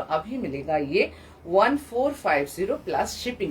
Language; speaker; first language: Hindi; non-native, local second language; Bangla